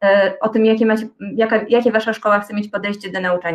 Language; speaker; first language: Polish; native; Polish